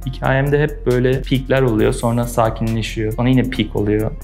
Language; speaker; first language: Turkish; early bilingual, heritage; Turkish